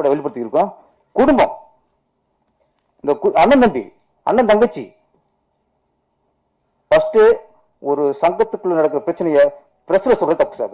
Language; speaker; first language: Tamil; native; Tamil